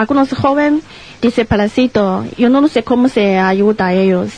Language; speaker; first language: Spanish; non-native, learner; Chinese